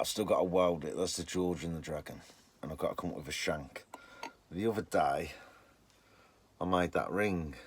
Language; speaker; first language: English; native; English